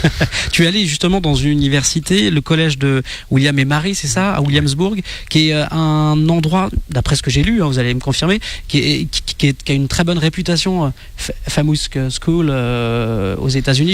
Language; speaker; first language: French; native; French